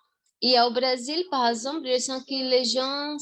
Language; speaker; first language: French; non-native, fluent; Portuguese